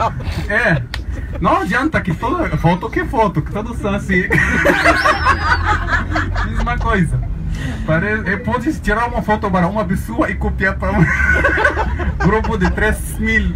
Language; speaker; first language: Portuguese; non-native, learner; Arabic